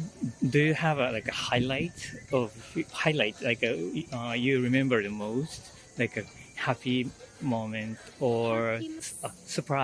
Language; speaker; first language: English; non-native, fluent; Japanese